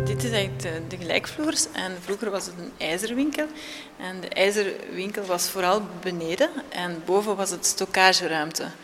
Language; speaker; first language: Dutch; native; Dutch